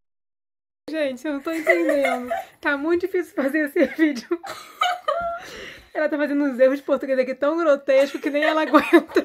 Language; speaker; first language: Portuguese; native; Portuguese